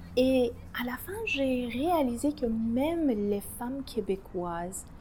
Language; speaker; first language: French; non-native, fluent; Persian